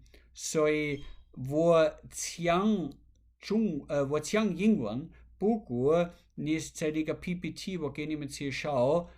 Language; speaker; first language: Chinese; non-native, learner; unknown